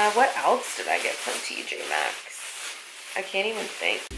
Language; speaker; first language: English; native; English